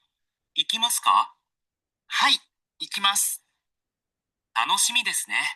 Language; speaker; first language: Japanese; non-native, learner; Sinhala